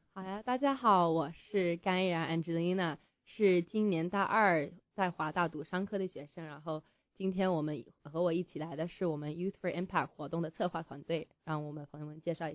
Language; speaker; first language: Chinese; early bilingual, heritage; Chinese